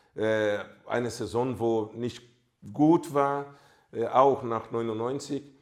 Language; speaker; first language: German; non-native, fluent; Portuguese